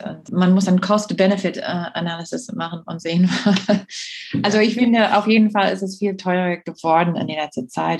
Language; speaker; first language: German; non-native, fluent; English